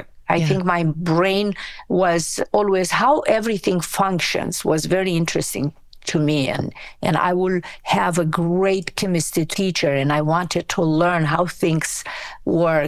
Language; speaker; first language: English; non-native, fluent; Romanian